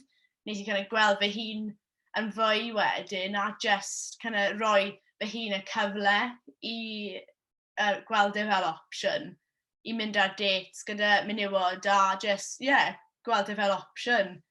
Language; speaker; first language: Welsh; non-native, local second language; English